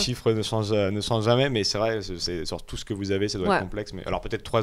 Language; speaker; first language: French; native; French